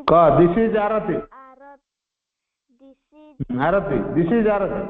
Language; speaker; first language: English; non-native, local second language; Odia